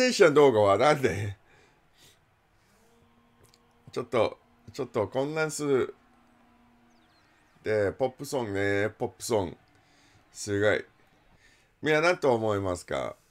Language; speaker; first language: Japanese; non-native, learner; English